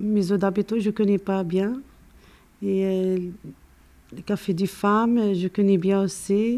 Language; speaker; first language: French; non-native, learner; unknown